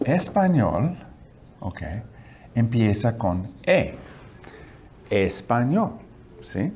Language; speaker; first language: Spanish; non-native, learner; English